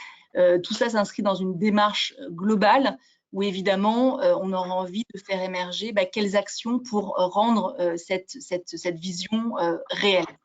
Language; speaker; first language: French; native; French